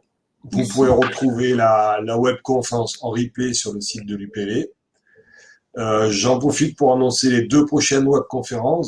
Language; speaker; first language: French; native; French